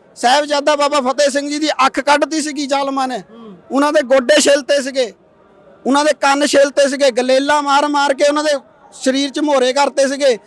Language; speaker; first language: Punjabi; native; Punjabi